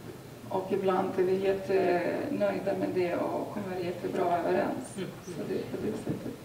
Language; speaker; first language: Swedish; non-native, fluent; Lithuanian